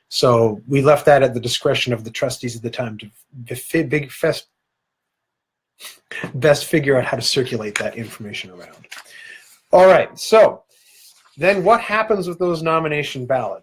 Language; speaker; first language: English; native; English